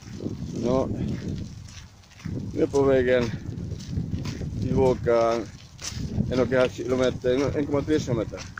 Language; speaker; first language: Swedish; non-native, learner; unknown